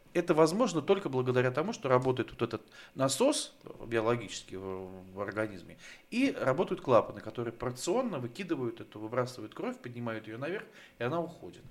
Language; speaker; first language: Russian; native; Russian